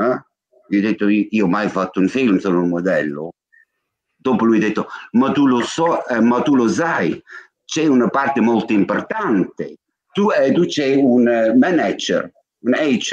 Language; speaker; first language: Italian; non-native, learner; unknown